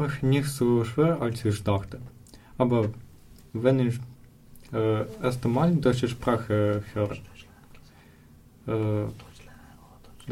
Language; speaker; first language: German; non-native, learner; Ukrainian